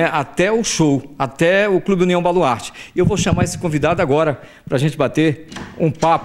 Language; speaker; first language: Portuguese; native; Portuguese